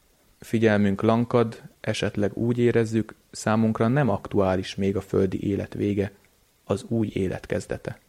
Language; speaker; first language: Hungarian; native; Hungarian